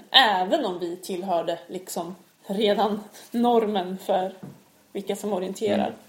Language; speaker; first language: Swedish; native; Swedish